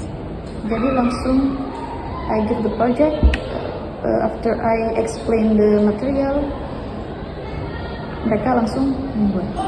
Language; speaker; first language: English; non-native, fluent; Indonesian